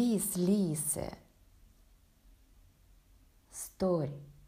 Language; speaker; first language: Norwegian; non-native, fluent; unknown